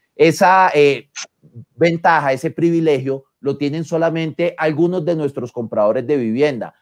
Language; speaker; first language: Spanish; native; Spanish